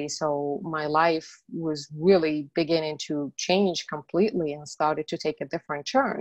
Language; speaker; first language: English; non-native, fluent; Arabic